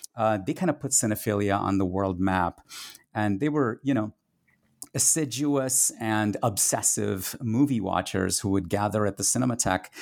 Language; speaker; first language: English; non-native, local second language; Tamil